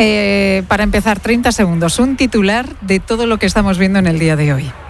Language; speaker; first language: Spanish; native; Spanish